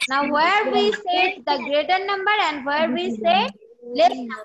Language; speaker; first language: English; non-native, local second language; Bangla